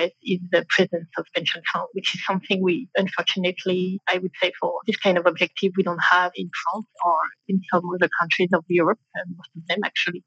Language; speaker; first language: English; non-native, fluent; French